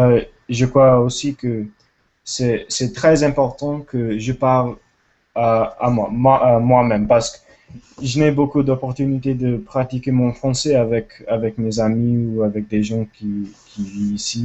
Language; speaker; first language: French; non-native, learner; English